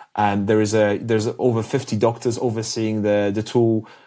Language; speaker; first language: English; early bilingual, other home language; Polish